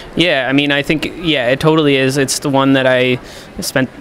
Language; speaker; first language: English; native; English